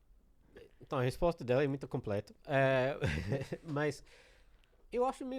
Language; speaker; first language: Portuguese; non-native, learner; English